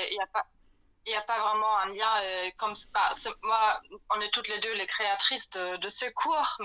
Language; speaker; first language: French; non-native, fluent; German